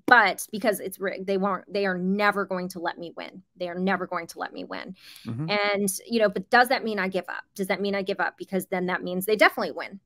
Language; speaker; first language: English; native; English